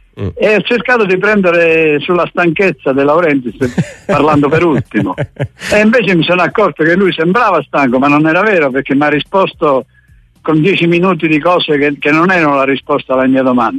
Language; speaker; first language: Italian; native; Italian